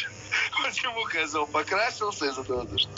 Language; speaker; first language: Russian; native; Russian